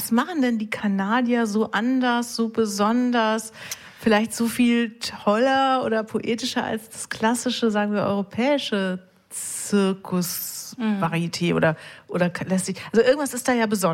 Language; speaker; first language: German; native; German